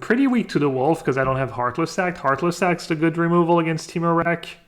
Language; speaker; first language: English; non-native, fluent; French